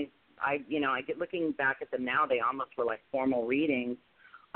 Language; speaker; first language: English; native; English